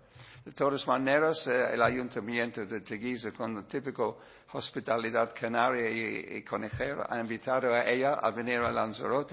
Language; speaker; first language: Spanish; non-native, learner; English